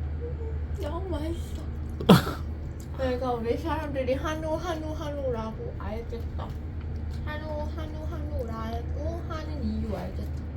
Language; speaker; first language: Korean; non-native, fluent; Lao